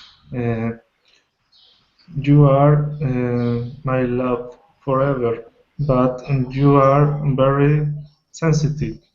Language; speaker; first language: English; non-native, learner; Spanish